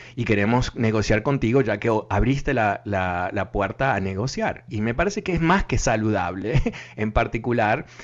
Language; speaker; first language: Spanish; early bilingual, heritage; Spanish